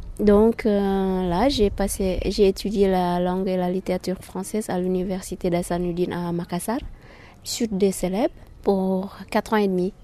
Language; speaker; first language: French; non-native, fluent; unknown